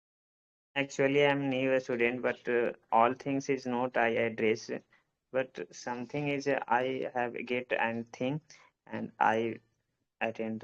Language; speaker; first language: English; non-native, learner; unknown